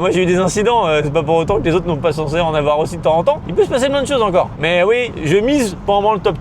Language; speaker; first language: French; native; French